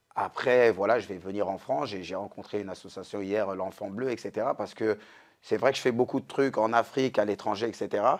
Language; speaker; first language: French; native; French